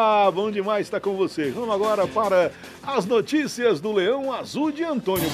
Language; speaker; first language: Portuguese; native; Portuguese